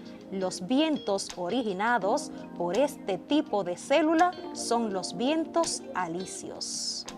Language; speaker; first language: Spanish; native; Spanish